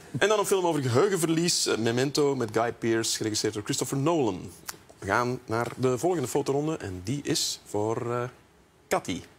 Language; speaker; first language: Dutch; native; Dutch